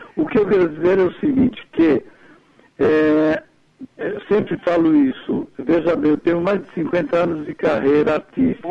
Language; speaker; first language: Portuguese; early bilingual, other home language; Italian